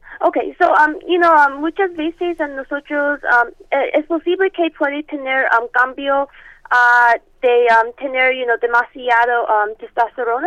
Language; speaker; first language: Spanish; non-native, learner; English